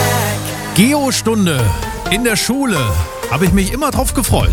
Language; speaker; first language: German; native; German